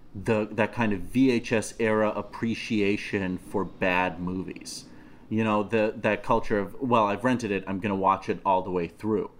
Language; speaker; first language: English; non-native, fluent; Russian